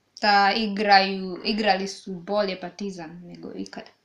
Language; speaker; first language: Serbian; non-native, learner; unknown